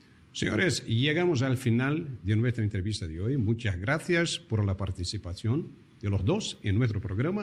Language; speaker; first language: Spanish; non-native, fluent; Portuguese